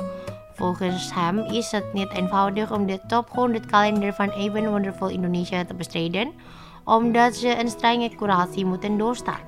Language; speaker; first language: Dutch; non-native, fluent; Indonesian